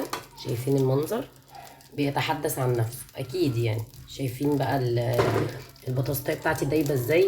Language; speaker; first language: Arabic; native; Arabic